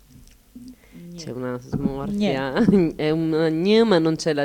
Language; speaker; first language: Italian; native; Italian